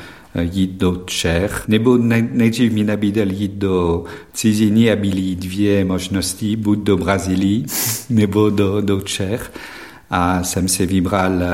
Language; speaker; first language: Czech; non-native, fluent; French